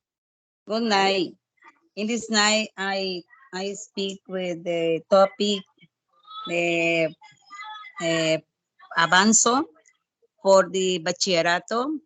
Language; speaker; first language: English; non-native, learner; Spanish